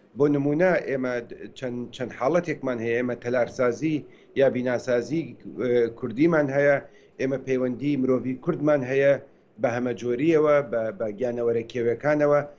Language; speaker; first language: Central Kurdish; native; Central Kurdish